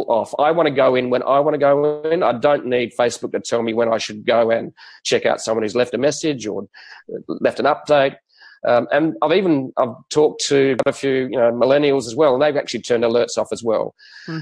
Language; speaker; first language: English; native; English